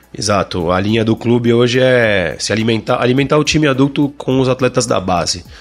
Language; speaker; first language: Portuguese; non-native, fluent; Spanish